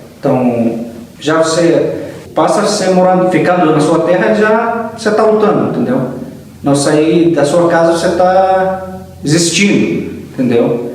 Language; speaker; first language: Portuguese; early bilingual, heritage; Arabic